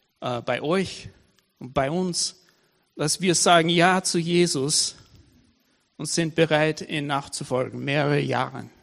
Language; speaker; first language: German; non-native, fluent; English